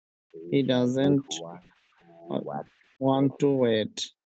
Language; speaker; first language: English; non-native, learner; Bangla